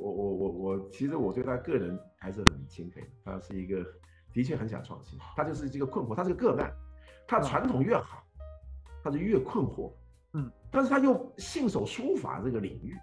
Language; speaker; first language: Chinese; non-native, local second language; Cantonese